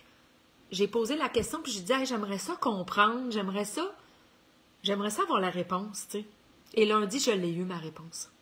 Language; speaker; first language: French; native; French